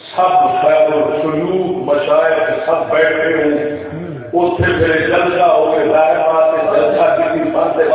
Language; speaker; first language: Urdu; non-native, local second language; Punjabi